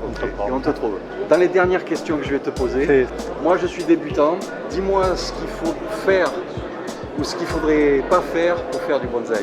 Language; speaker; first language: French; native; French